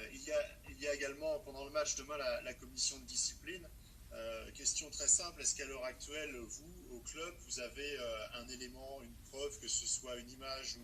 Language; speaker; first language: French; native; French